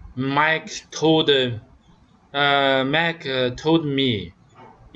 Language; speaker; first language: English; non-native, learner; Vietnamese